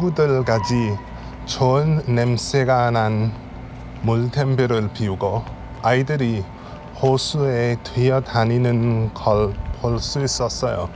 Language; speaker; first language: Korean; non-native, learner; English